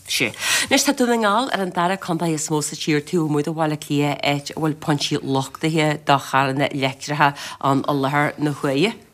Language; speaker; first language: Irish; native; Irish